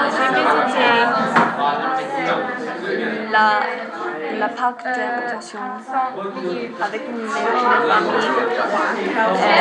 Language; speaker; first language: French; non-native, learner; English